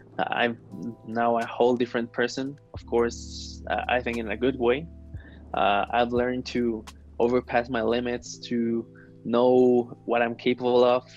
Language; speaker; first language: English; non-native, fluent; Spanish